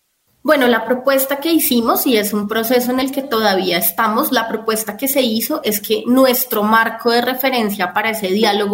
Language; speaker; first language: Spanish; native; Spanish